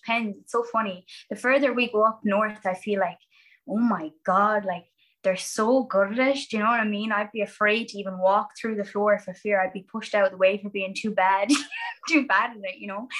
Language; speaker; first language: English; native; English